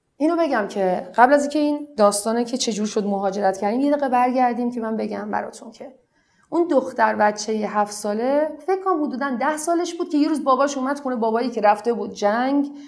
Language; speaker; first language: Persian; non-native, local second language; Arabic